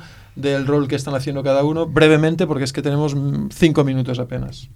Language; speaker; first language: Spanish; native; Spanish